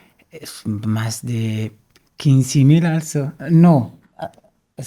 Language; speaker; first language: Spanish; non-native, fluent; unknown